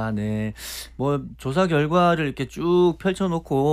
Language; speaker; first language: Korean; native; Korean